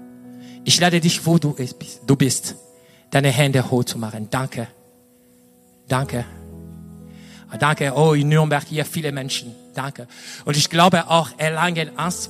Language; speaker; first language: German; non-native, fluent; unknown